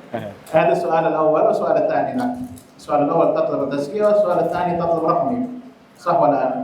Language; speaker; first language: Arabic; non-native, fluent; Indonesian